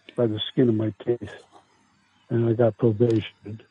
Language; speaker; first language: English; early bilingual, other home language; Italian